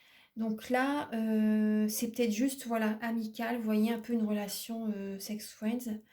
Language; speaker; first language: French; native; French